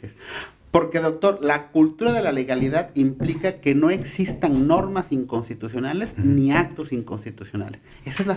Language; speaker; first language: Spanish; native; Spanish